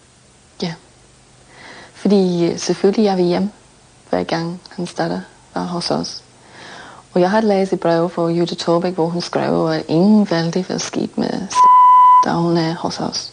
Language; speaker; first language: Danish; non-native, learner; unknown